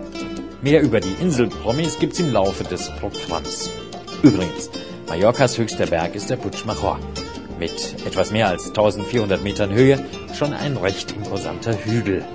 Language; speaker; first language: German; native; German